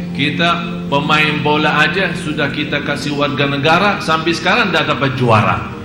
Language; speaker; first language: Indonesian; non-native, fluent; Arabic